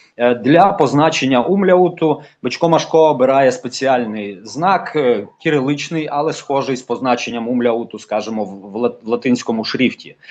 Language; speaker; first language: Ukrainian; native; Ukrainian